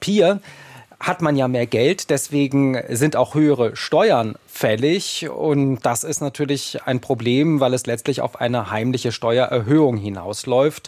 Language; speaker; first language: German; native; German